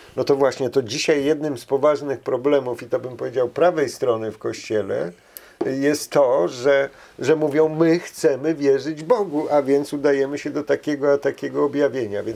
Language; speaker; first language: Polish; native; Polish